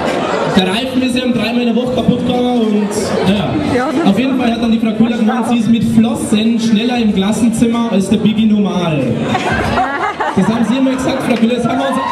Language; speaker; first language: German; native; German